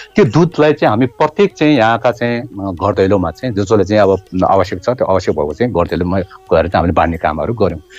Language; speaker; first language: Nepali; non-native, local second language; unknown